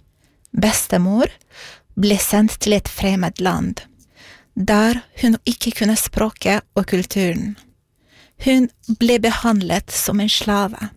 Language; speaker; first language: Norwegian; non-native, fluent; Romanian